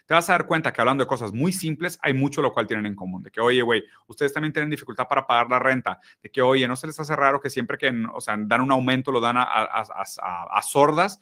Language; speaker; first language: Spanish; early bilingual, other home language; Portuguese